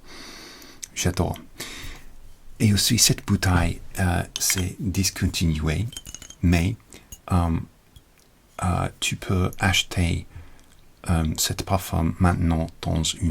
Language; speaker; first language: French; non-native, learner; English